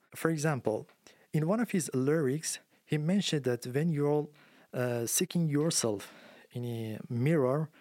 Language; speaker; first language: English; non-native, fluent; Persian